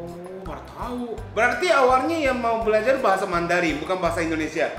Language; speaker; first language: Indonesian; non-native, fluent; Japanese